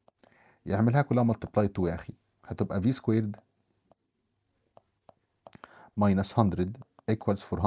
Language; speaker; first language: Arabic; native; Arabic